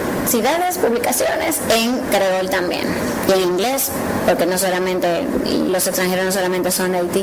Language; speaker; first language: Spanish; native; Spanish